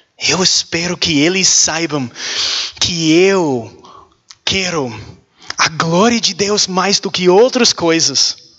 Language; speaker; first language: Portuguese; non-native, learner; English